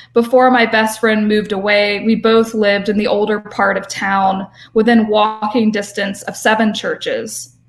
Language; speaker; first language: English; native; English